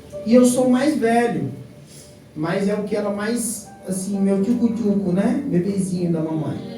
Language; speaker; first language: Portuguese; native; Portuguese